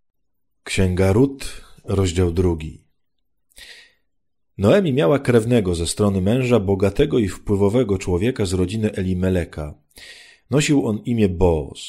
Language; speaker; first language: Polish; native; Polish